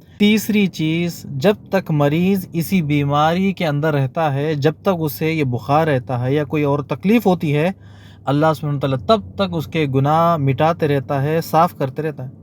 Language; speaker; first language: Urdu; native; Urdu